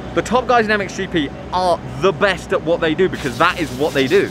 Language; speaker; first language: English; native; English